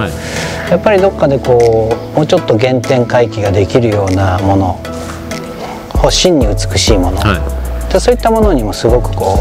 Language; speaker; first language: Japanese; native; Japanese